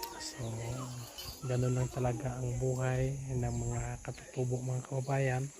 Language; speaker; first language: Filipino; non-native, local second language; Cebuano